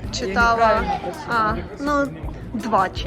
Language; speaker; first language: Polish; non-native, learner; Russian